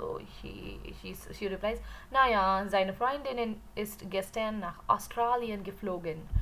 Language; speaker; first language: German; non-native, learner; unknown